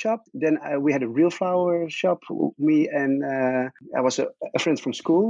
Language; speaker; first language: English; non-native, fluent; Dutch